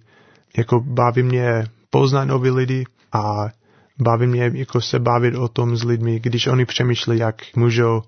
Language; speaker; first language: Czech; non-native, learner; English